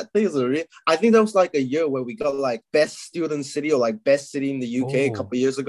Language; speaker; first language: English; non-native, local second language; Chinese